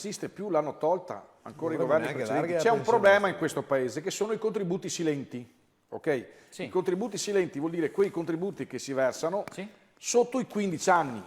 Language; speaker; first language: Italian; native; Italian